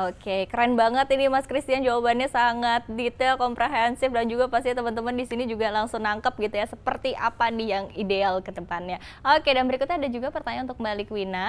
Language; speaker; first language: Indonesian; native; Indonesian